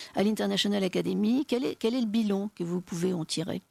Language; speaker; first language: French; native; French